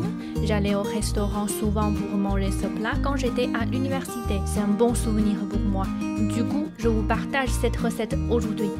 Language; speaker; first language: French; non-native, fluent; Chinese